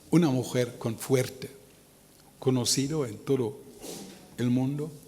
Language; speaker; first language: Spanish; non-native, learner; German